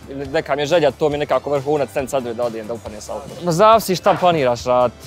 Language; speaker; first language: Bosnian; native; Bosnian